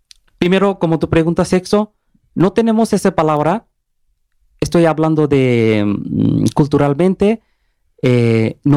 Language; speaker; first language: Spanish; non-native, learner; Bangla